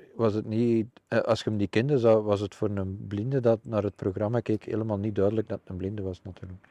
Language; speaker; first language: Dutch; native; Dutch